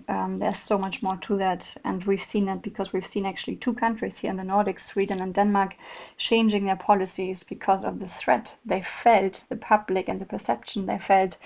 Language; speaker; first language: English; non-native, fluent; German